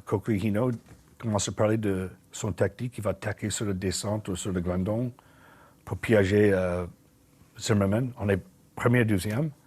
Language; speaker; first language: French; non-native, learner; English